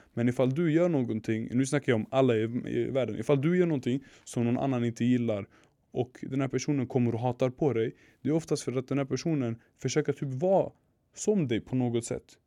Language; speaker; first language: Swedish; early bilingual, other home language; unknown